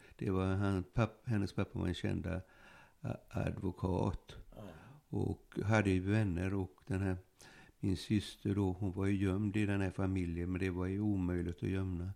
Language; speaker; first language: Swedish; early bilingual, other home language; Polish